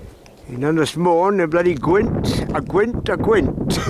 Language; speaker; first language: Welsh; non-native, learner; English